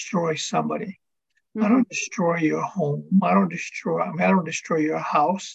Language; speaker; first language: English; native; English